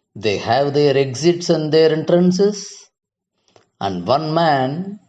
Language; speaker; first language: English; non-native, local second language; Tamil